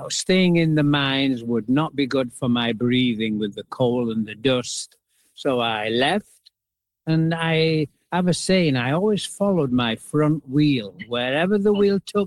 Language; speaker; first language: English; native; English